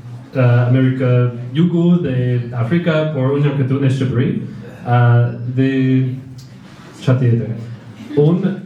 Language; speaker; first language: Albanian; non-native, learner; English